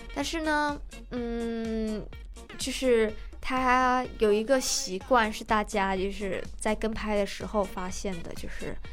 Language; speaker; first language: Chinese; native; Chinese